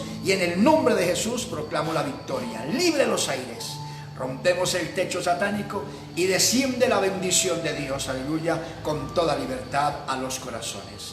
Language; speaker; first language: Spanish; native; Spanish